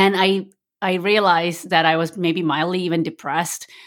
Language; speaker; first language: English; early bilingual, other home language; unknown